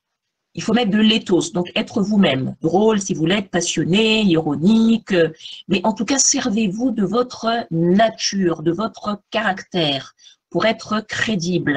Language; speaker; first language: French; native; French